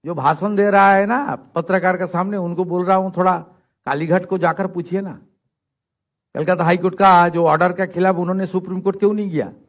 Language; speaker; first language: Hindi; non-native, local second language; Bangla